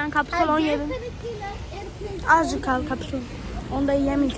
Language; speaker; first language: Turkish; early bilingual, heritage; Turkish